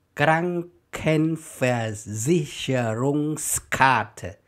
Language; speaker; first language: German; non-native, learner; Khmer